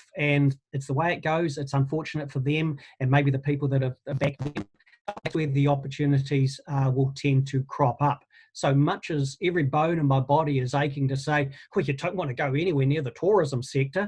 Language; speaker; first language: English; native; English